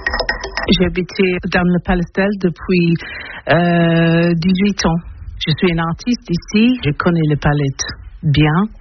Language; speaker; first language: French; non-native, learner; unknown